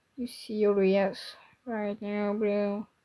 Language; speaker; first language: English; non-native, learner; Lithuanian